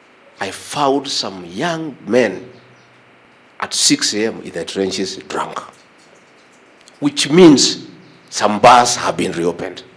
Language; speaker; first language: English; non-native, local second language; Kikuyu